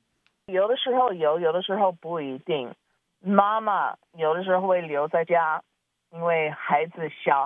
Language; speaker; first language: Chinese; early bilingual, heritage; Chinese